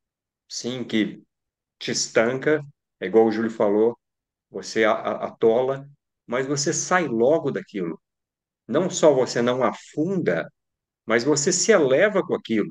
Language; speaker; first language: Portuguese; native; Portuguese